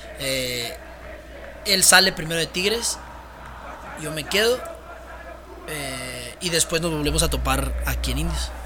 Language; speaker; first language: Spanish; early bilingual, heritage; Spanish